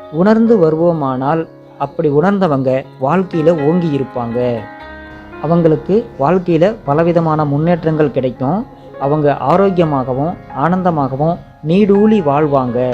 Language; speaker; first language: Tamil; native; Tamil